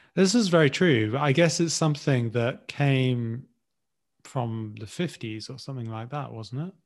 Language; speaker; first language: English; native; English